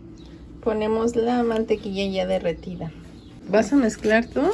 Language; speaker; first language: Spanish; native; Spanish